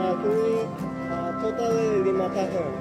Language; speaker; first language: Indonesian; non-native, learner; Japanese